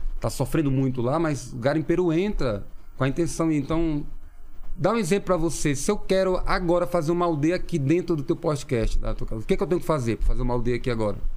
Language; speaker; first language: Portuguese; non-native, local second language; Kayapó